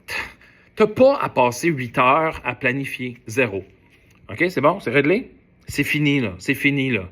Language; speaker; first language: French; native; French